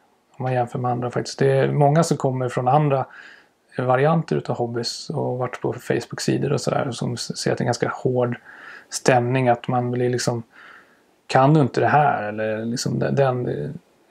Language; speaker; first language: Swedish; native; Swedish